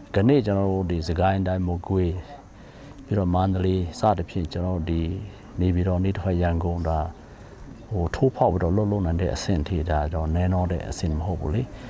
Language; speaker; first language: Burmese; non-native, local second language; Shwe Palaung